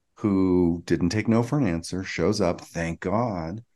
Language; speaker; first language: English; native; English